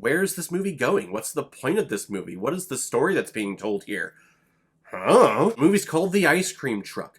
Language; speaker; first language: English; native; English